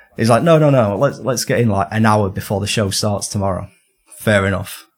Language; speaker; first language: English; native; English